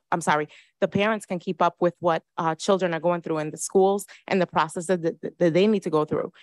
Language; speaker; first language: English; early bilingual, other home language; Spanish